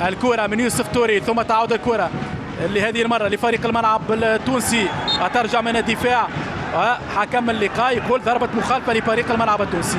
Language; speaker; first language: Arabic; native; Arabic